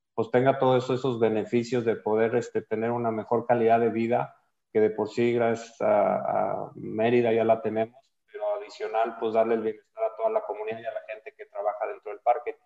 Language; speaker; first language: Spanish; native; Spanish